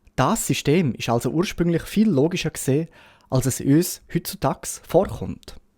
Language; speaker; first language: German; native; German